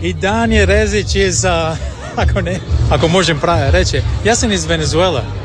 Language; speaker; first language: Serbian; early bilingual, heritage; Spanish